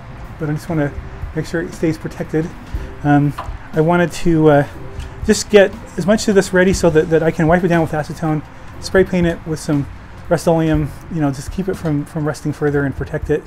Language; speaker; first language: English; native; English